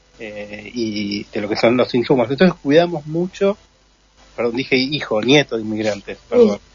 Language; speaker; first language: Spanish; native; Spanish